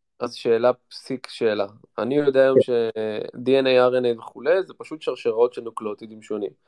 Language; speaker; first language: Hebrew; native; Hebrew